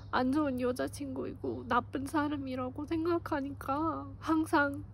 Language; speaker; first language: Korean; non-native, fluent; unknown